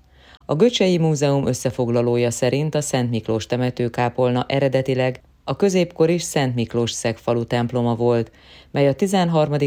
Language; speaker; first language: Hungarian; native; Hungarian